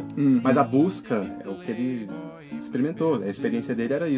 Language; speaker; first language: Portuguese; native; Portuguese